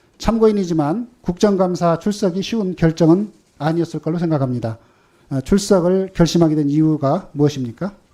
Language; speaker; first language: Korean; native; Korean